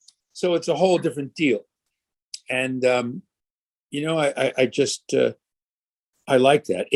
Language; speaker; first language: English; native; English